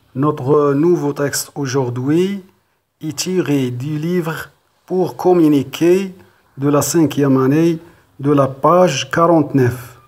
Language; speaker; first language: French; non-native, local second language; Arabic